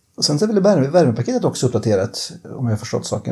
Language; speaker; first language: Swedish; native; Swedish